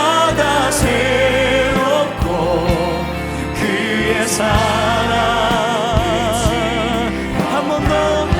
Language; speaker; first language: Korean; native; Korean